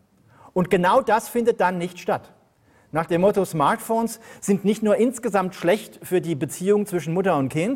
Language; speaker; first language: German; native; German